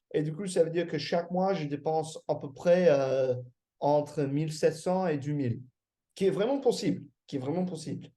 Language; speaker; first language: French; non-native, fluent; English